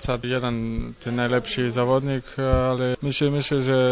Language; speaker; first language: Polish; non-native, fluent; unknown